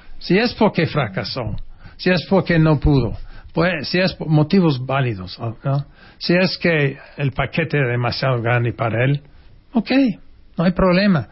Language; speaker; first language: Spanish; non-native, fluent; English